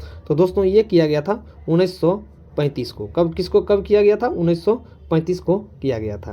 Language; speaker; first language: Hindi; native; Hindi